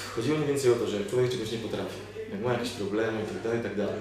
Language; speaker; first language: Polish; native; Polish